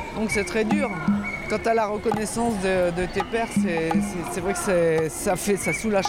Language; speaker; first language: French; native; French